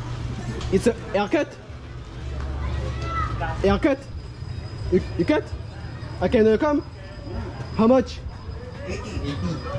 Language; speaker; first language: English; non-native, learner; French